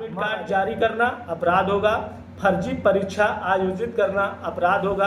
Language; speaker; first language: Hindi; native; Hindi